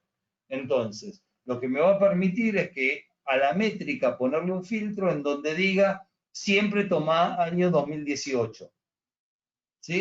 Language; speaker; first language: Spanish; native; Spanish